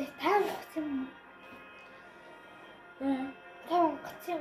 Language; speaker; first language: Korean; non-native, learner; Mongolian